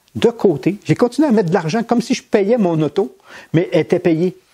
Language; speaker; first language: French; native; French